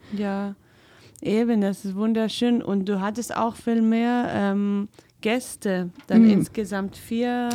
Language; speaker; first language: German; non-native, fluent; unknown